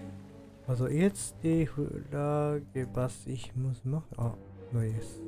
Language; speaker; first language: German; non-native, learner; Japanese